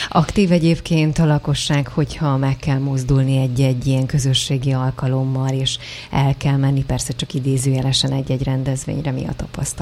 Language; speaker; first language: Hungarian; native; Hungarian